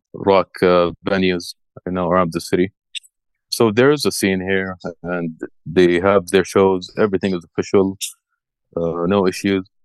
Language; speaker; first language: English; early bilingual, other home language; Arabic